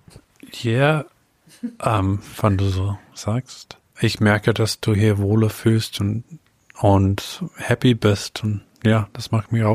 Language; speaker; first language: German; non-native, fluent; English